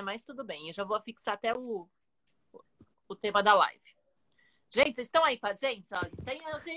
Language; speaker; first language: Portuguese; native; Portuguese